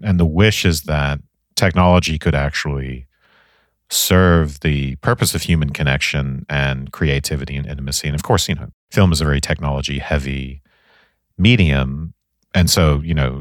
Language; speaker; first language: English; native; English